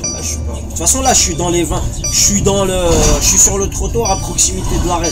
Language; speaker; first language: French; early bilingual, other home language; Arabic